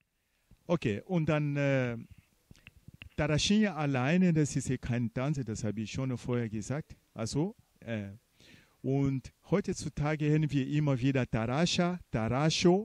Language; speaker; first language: German; non-native, fluent; Portuguese